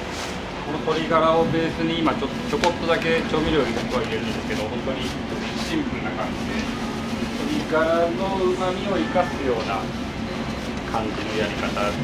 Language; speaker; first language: Japanese; native; Japanese